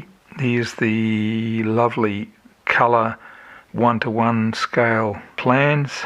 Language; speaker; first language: English; native; English